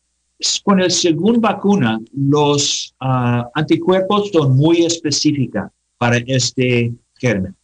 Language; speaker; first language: Spanish; non-native, learner; English